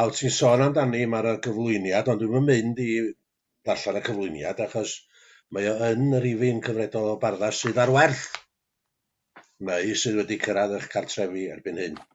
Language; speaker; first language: Welsh; native; Welsh